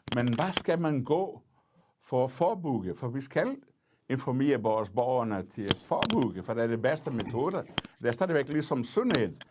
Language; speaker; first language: Danish; non-native, fluent; Portuguese